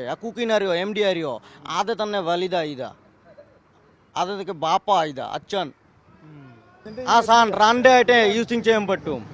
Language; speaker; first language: Malayalam; non-native, local second language; Assamese